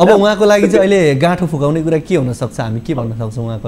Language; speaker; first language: Nepali; native; Nepali